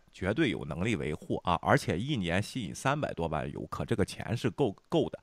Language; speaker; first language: Chinese; native; Chinese